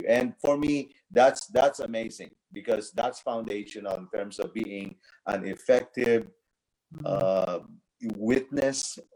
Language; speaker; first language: English; non-native, local second language; Cebuano